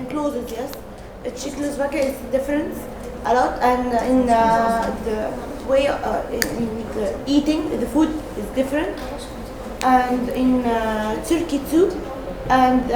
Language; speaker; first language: English; non-native, learner; Arabic